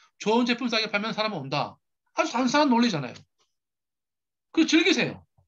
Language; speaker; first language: Korean; native; Korean